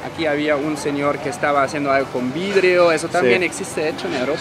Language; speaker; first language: Spanish; non-native, fluent; German